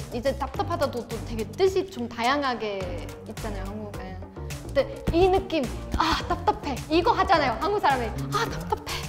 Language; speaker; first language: Korean; non-native, fluent; German